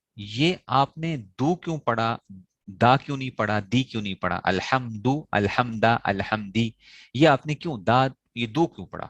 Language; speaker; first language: Urdu; non-native, local second language; Pashto